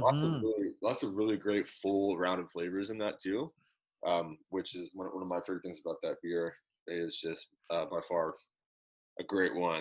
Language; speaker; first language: English; native; English